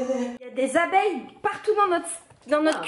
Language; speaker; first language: French; native; French